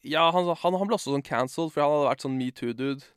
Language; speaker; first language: Norwegian; native; Norwegian